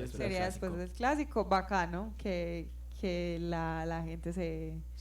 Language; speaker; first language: Spanish; native; Spanish